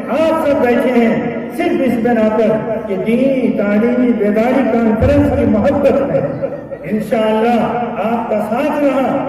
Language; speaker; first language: Urdu; native; Urdu